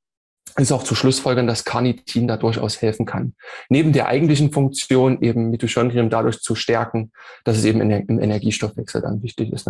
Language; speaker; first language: German; native; German